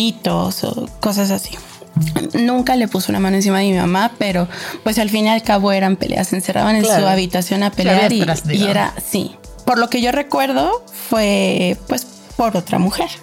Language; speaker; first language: Spanish; native; Spanish